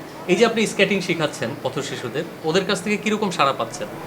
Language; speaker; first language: Bangla; native; Bangla